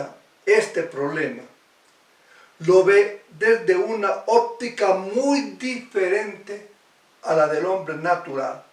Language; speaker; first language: Spanish; native; Spanish